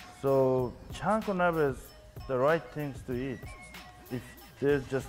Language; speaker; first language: English; non-native, learner; Mongolian